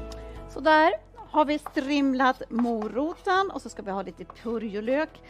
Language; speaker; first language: Swedish; native; Swedish